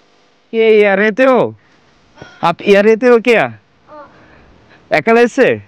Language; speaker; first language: Hindi; non-native, learner; Bangla